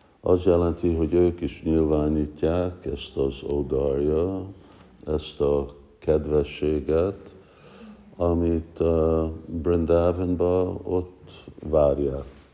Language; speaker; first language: Hungarian; early bilingual, heritage; Hungarian